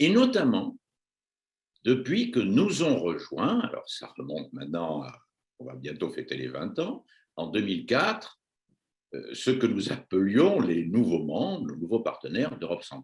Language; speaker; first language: French; native; French